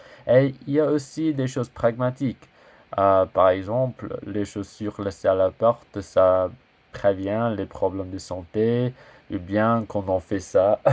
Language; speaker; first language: French; non-native, learner; English